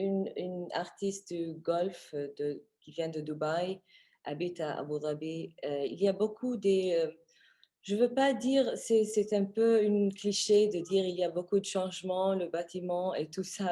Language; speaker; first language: French; non-native, fluent; Arabic